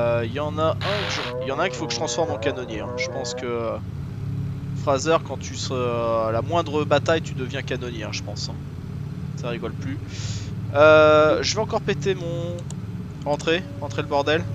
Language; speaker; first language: French; native; French